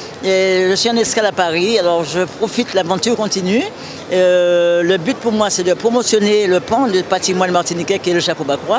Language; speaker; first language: French; native; French